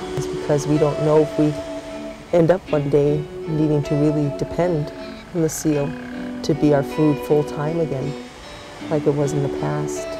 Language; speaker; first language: English; native; English